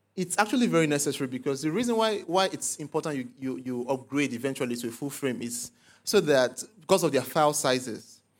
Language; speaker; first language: English; non-native, local second language; Igbo